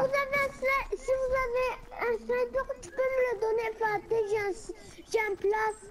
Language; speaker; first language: Turkish; early bilingual, heritage; Turkish